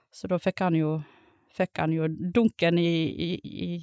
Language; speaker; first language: Norwegian; native; Norwegian